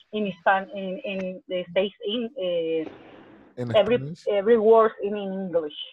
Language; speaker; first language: English; non-native, learner; Spanish